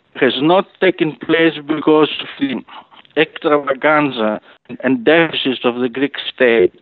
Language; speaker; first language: English; non-native, fluent; Greek